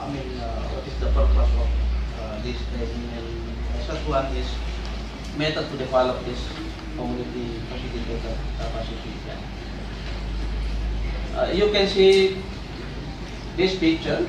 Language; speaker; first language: English; non-native, fluent; Indonesian